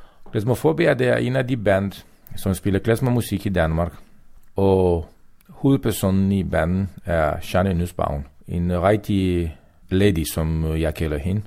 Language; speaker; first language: Danish; non-native, fluent; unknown